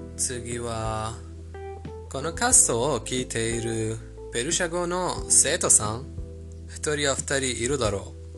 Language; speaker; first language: Japanese; non-native, fluent; Persian